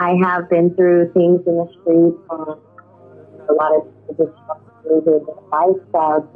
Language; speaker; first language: English; native; English